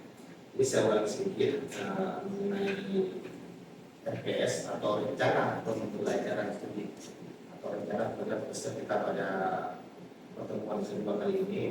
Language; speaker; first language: Indonesian; native; Indonesian